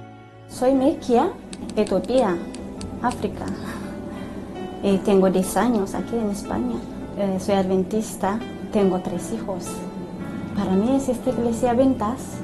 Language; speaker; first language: Spanish; non-native, learner; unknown